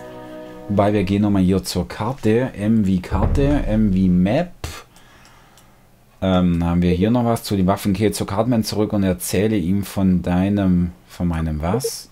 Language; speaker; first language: German; native; German